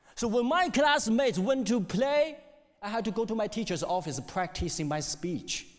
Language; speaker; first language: English; non-native, fluent; Chinese